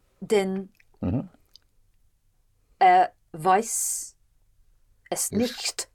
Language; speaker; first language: German; non-native, learner; English